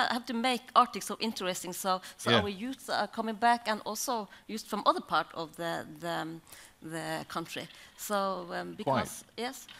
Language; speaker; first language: English; non-native, learner; Norwegian